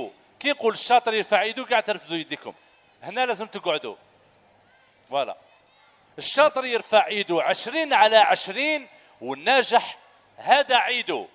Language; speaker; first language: Arabic; native; Arabic